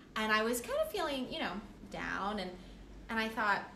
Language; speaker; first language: English; native; English